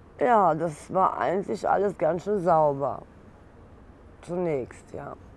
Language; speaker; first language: German; early bilingual, other home language; Polish